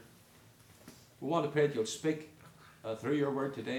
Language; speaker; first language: English; native; English